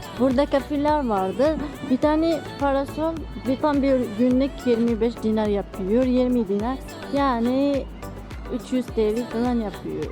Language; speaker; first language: Turkish; non-native, learner; Arabic